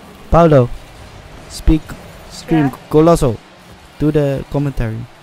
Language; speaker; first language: English; non-native, learner; Dutch